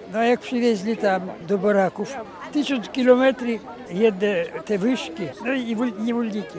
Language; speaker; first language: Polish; native; Polish